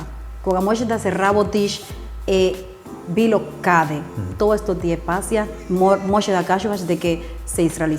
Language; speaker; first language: Macedonian; non-native, learner; Spanish